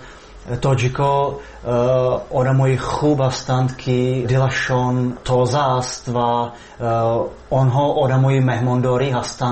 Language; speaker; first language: Persian; non-native, learner; Czech